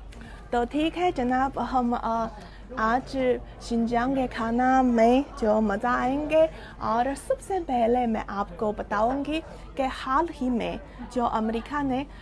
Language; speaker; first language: Hindi; non-native, fluent; Chinese